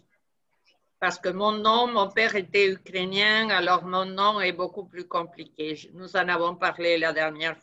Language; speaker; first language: French; non-native, fluent; Spanish